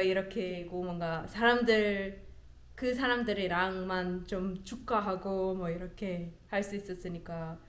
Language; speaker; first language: Korean; non-native, learner; German